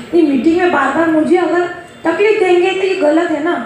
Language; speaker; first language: Hindi; non-native, local second language; Marathi